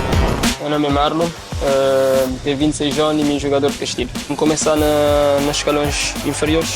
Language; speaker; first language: Portuguese; non-native, local second language; Kabuverdianu